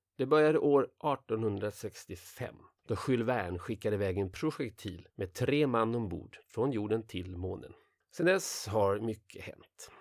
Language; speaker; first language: Swedish; native; Swedish